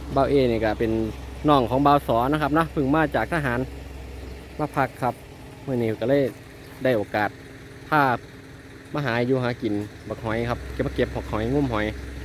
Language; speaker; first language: Thai; native; Thai